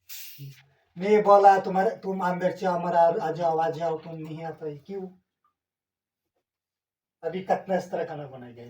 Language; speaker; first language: Hindi; non-native, learner; Bangla